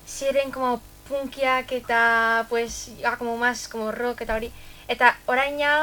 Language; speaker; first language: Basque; non-native, local second language; Spanish